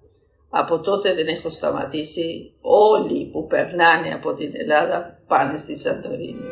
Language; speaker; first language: Greek; early bilingual, heritage; Greek